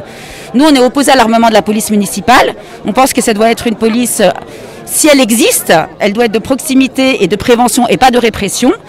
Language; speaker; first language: French; native; French